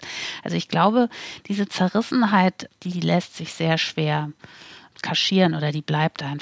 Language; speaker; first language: German; native; German